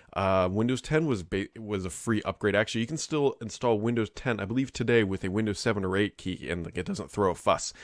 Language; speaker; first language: English; native; English